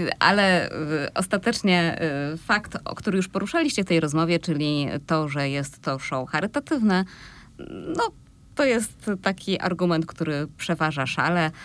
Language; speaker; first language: Polish; native; Polish